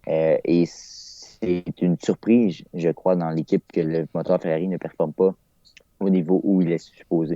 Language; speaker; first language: French; native; French